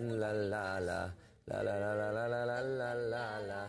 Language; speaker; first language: Malayalam; native; Malayalam